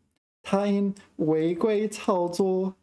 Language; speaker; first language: Chinese; non-native, fluent; English